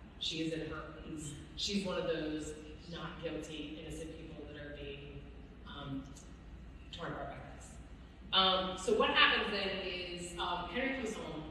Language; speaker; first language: English; native; English